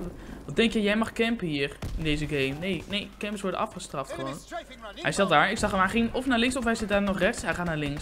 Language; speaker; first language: Dutch; native; Dutch